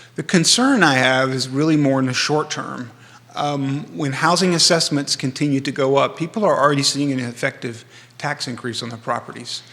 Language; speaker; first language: English; native; English